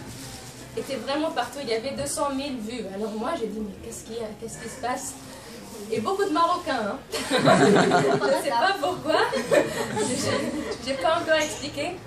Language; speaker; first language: French; non-native, fluent; Arabic